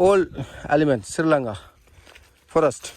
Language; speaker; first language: English; non-native, learner; Tamil